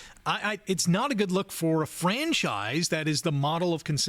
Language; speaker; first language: English; native; English